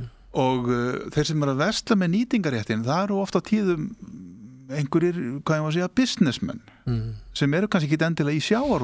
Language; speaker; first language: Icelandic; native; Icelandic